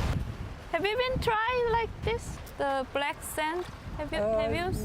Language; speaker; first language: English; non-native, learner; Korean